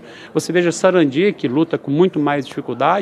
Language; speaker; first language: Portuguese; native; Portuguese